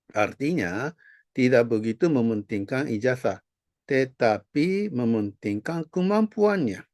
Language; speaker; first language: Indonesian; non-native, fluent; Japanese